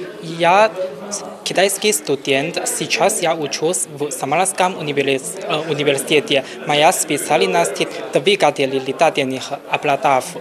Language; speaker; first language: Russian; non-native, learner; Chinese